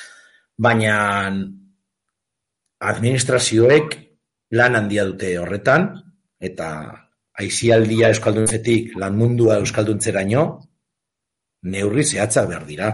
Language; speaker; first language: Basque; native; Basque